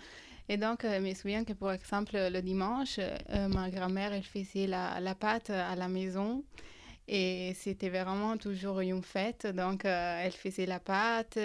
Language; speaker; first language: French; non-native, fluent; Italian